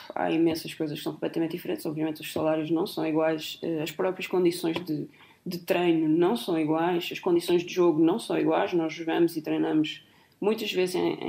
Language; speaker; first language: Portuguese; native; Portuguese